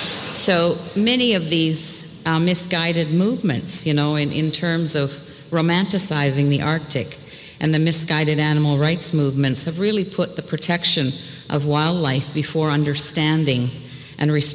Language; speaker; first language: English; early bilingual, other home language; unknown